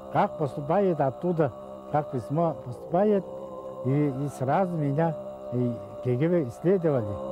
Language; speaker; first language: Russian; non-native, local second language; Tuvinian